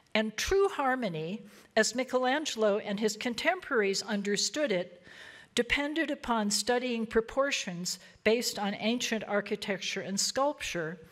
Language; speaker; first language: English; native; English